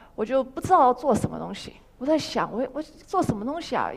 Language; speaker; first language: Chinese; early bilingual, heritage; Chinese